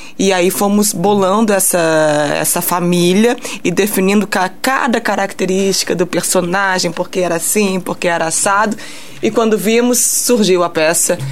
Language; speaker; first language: Portuguese; early bilingual, heritage; Portuguese